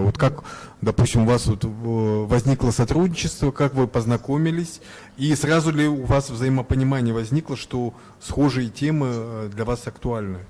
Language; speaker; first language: Russian; native; Russian